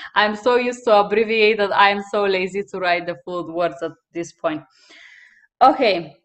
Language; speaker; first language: English; non-native, fluent; Bulgarian